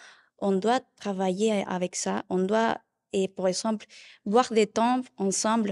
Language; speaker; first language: French; non-native, learner; Spanish